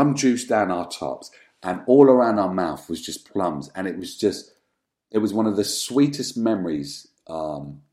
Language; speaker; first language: English; native; English